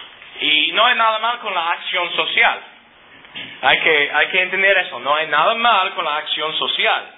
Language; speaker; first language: Spanish; non-native, fluent; English